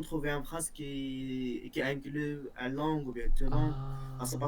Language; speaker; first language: French; non-native, local second language; Berber languages